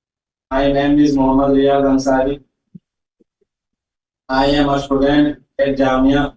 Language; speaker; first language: English; non-native, learner; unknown